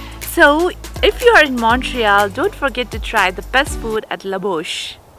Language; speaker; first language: English; non-native, local second language; Hindi